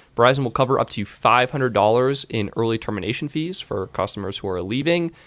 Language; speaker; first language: English; native; English